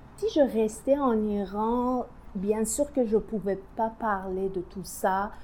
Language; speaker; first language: French; non-native, learner; Persian